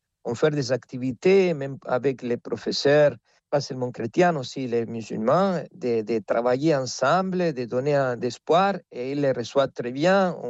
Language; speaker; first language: French; non-native, fluent; Spanish